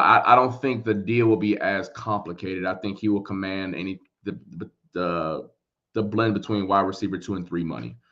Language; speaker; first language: English; native; English